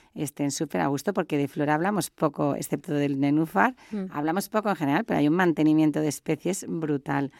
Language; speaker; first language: Spanish; native; Spanish